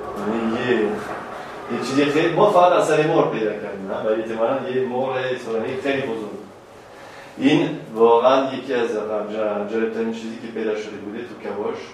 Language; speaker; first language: Persian; non-native, fluent; French